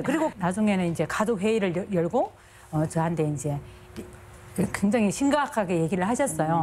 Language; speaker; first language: Korean; non-native, fluent; Chinese